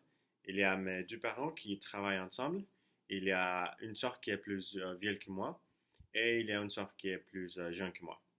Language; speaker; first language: French; non-native, learner; Spanish